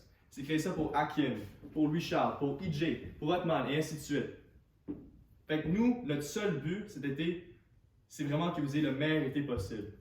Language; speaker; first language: French; native; French